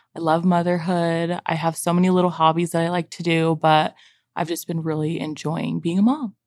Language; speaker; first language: English; native; English